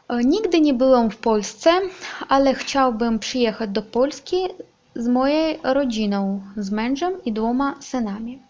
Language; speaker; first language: Polish; non-native, learner; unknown